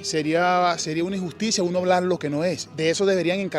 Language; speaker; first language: Spanish; native; Spanish